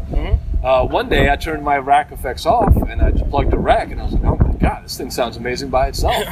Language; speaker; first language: English; native; English